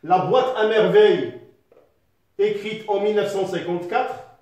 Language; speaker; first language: French; non-native, local second language; Arabic